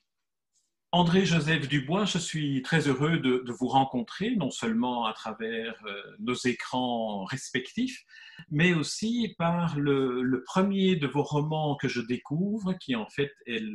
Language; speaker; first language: French; native; French